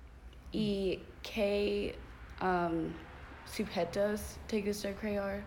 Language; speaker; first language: Spanish; non-native, learner; English